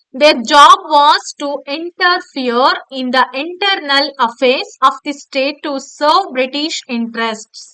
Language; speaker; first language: English; non-native, local second language; Kannada